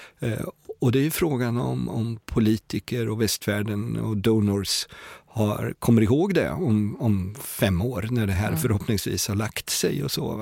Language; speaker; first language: Swedish; native; Swedish